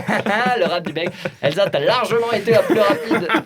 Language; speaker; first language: French; native; French